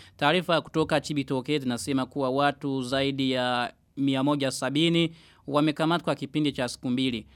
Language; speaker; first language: Swahili; non-native, local second language; Rundi